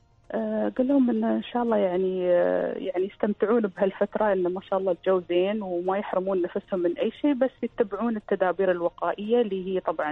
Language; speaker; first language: Arabic; native; Arabic